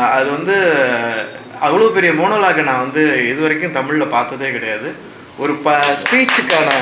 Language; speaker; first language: Tamil; native; Tamil